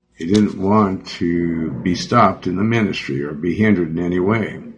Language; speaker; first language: English; native; English